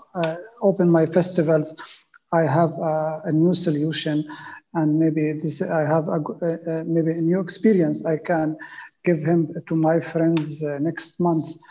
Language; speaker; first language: English; non-native, fluent; Arabic